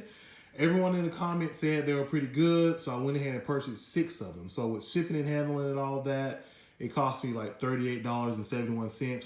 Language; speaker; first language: English; native; English